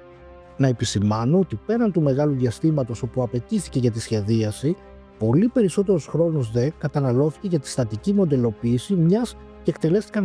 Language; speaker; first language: Greek; native; Greek